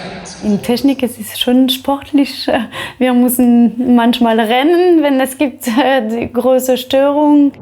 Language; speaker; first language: German; non-native, fluent; French